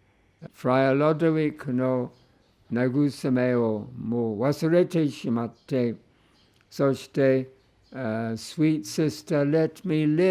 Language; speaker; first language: Japanese; non-native, fluent; English